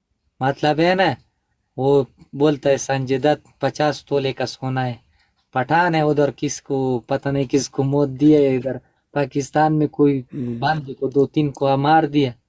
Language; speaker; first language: Hindi; non-native, local second language; Pashto